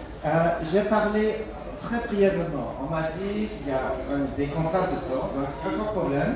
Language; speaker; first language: French; non-native, fluent; German